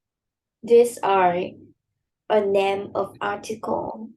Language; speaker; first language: English; non-native, learner; Vietnamese